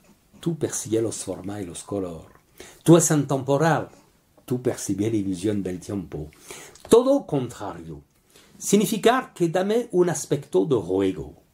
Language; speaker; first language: Spanish; non-native, learner; French